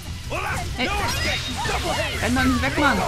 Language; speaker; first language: German; native; German